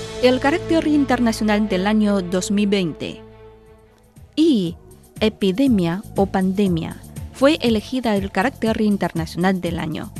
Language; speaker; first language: Spanish; non-native, fluent; Chinese